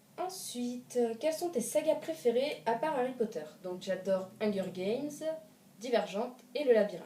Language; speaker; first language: French; native; French